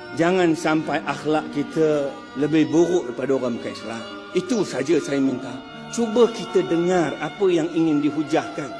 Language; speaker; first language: Malay; non-native, local second language; Chinese